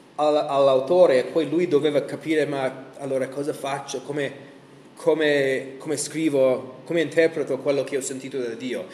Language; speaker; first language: Italian; non-native, fluent; English